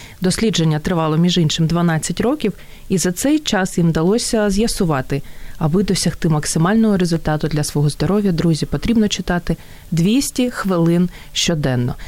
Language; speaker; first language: Ukrainian; native; Ukrainian